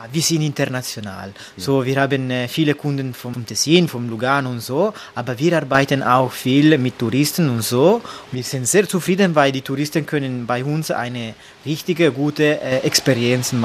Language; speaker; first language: German; non-native, learner; Italian